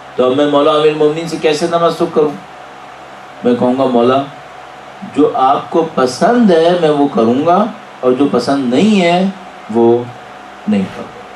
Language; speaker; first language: Urdu; native; Urdu